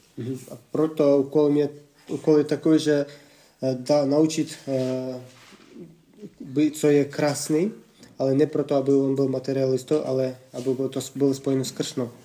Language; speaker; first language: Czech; non-native, fluent; Russian